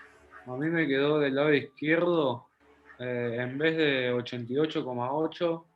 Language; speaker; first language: Spanish; native; Spanish